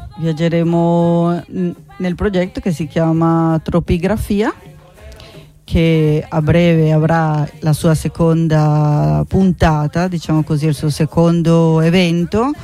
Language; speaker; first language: Italian; non-native, fluent; Spanish